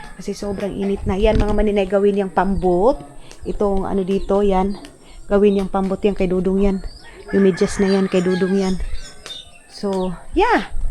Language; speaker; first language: Filipino; non-native, local second language; Cebuano